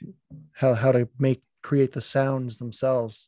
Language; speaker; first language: English; non-native, fluent; French